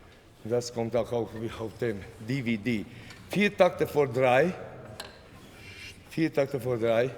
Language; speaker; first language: German; non-native, fluent; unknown